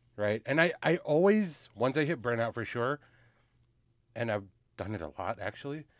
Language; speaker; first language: English; early bilingual, other home language; Filipino